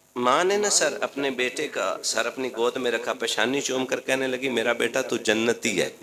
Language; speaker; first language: Urdu; non-native, local second language; Punjabi